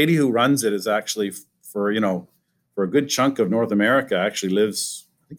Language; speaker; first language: English; native; English